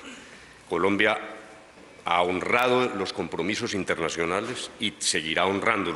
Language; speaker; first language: Spanish; native; Spanish